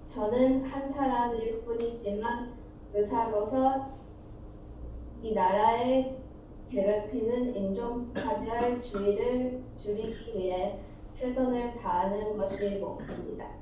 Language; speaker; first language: Korean; early bilingual, heritage; English